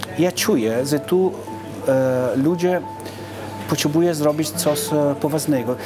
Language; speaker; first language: Polish; non-native, learner; Italian